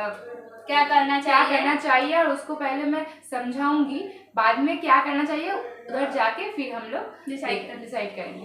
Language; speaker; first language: Hindi; non-native, local second language; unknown